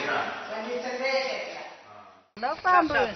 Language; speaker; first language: Hebrew; non-native, fluent; Malayalam